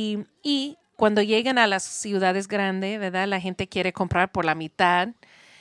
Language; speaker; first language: Spanish; non-native, learner; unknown